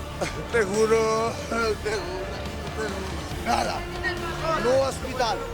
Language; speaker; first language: Spanish; non-native, learner; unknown